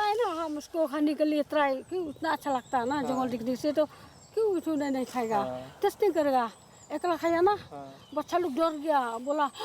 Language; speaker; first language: Hindi; non-native, local second language; Assamese